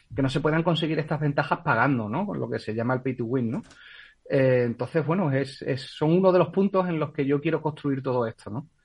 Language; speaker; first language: Spanish; native; Spanish